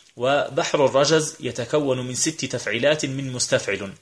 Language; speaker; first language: Arabic; native; Arabic